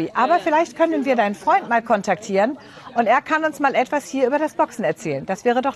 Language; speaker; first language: German; native; German